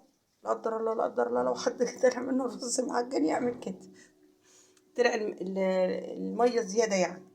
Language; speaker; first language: Arabic; native; Arabic